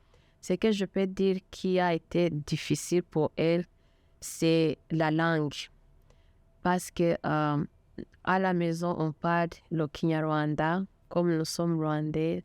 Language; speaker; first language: French; non-native, local second language; Kinyarwanda